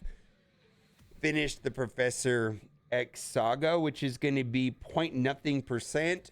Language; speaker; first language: English; native; English